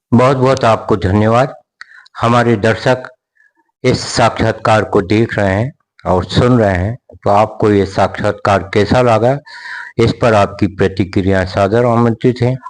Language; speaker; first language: Hindi; native; Hindi